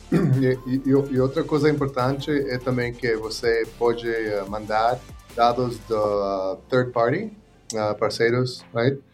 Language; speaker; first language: Portuguese; non-native, learner; English